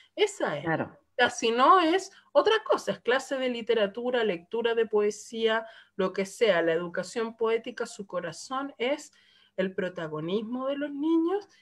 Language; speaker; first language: Spanish; native; Spanish